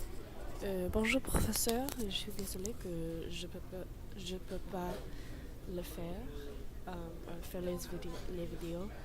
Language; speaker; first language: French; non-native, learner; English